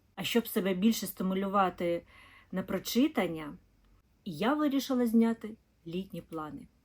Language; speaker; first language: Ukrainian; non-native, local second language; Russian